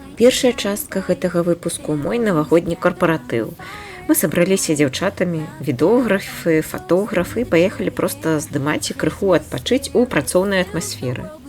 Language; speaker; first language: Belarusian; non-native, local second language; Russian